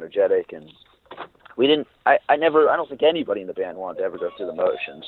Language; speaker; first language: English; native; English